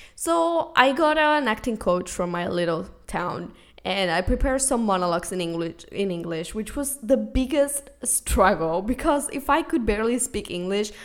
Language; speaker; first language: English; non-native, fluent; Spanish